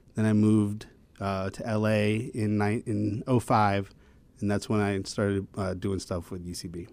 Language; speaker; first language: English; native; English